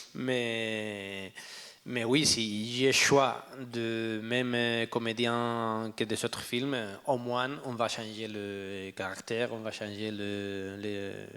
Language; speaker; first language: French; non-native, learner; Spanish